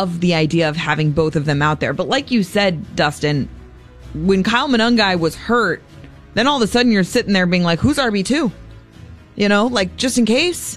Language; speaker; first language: English; native; English